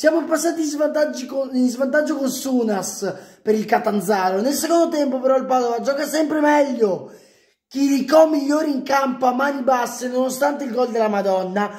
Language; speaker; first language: Italian; native; Italian